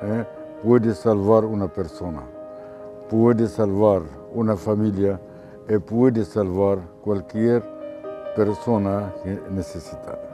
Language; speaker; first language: Spanish; non-native, fluent; Arabic